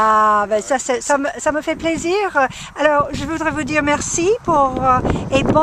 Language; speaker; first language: French; non-native, fluent; English